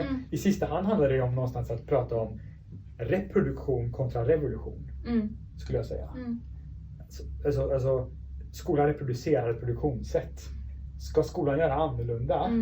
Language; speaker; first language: Swedish; early bilingual, other home language; Persian